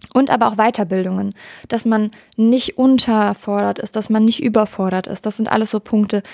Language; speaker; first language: German; native; German